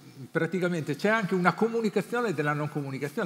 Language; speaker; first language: Italian; native; Italian